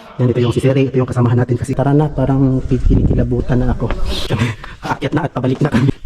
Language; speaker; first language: Filipino; native; Filipino